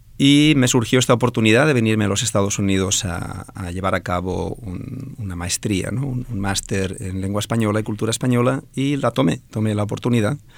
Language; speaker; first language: Spanish; non-native, local second language; Catalan